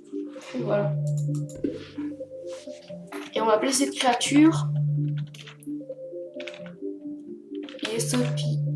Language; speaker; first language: French; native; French